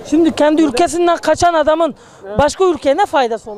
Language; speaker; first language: Turkish; native; Turkish